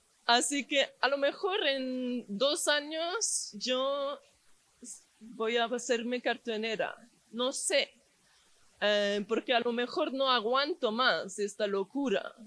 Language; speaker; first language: Spanish; non-native, fluent; English